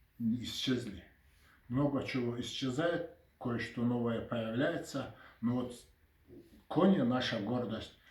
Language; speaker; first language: Russian; non-native, local second language; Karachay-Balkar